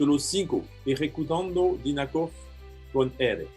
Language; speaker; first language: Spanish; non-native, fluent; French